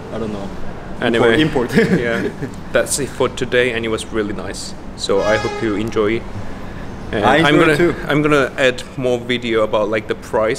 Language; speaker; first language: English; non-native, learner; Korean